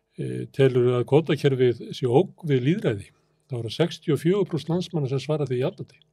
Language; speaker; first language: Icelandic; native; Icelandic